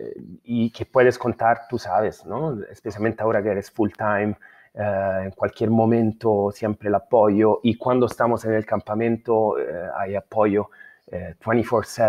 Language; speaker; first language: Spanish; non-native, fluent; Italian